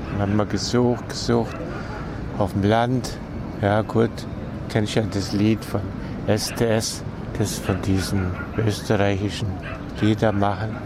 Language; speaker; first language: German; native; German